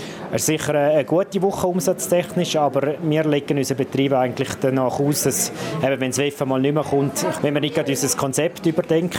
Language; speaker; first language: German; native; German